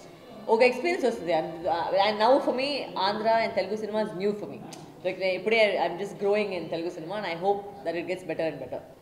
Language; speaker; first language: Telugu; non-native, learner; Tamil